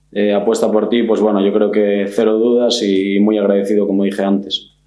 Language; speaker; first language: Spanish; native; Spanish